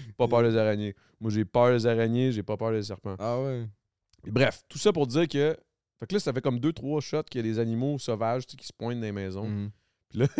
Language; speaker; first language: French; native; French